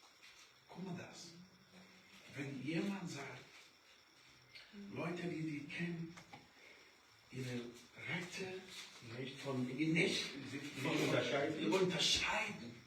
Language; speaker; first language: German; non-native, learner; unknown